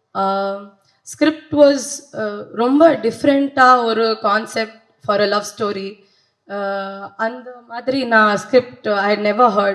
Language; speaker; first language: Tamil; non-native, learner; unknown